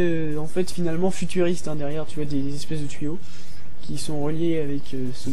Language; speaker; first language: French; native; French